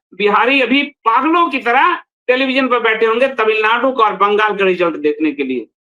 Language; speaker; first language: Hindi; native; Hindi